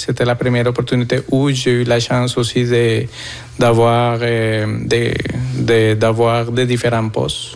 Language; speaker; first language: French; non-native, fluent; Spanish